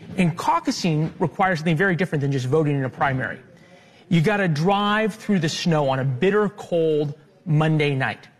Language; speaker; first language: English; native; English